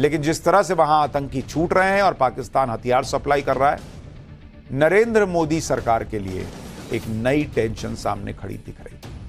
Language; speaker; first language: Hindi; native; Hindi